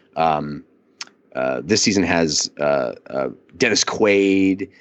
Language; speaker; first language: English; early bilingual, other home language; Italian